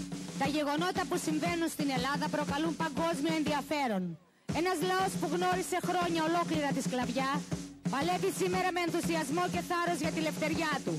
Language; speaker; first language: Greek; native; Greek